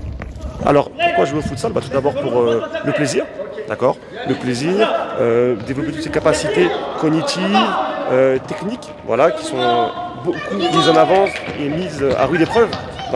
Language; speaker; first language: French; native; French